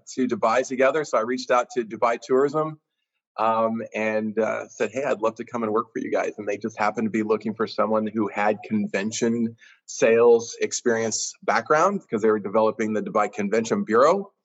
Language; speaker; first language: English; native; English